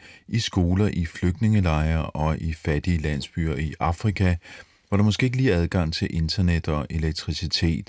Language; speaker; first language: Danish; native; Danish